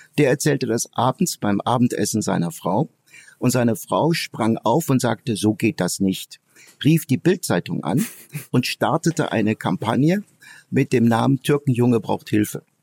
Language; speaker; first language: German; early bilingual, other home language; Turkish